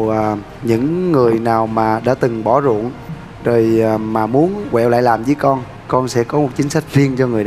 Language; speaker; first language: Vietnamese; native; Vietnamese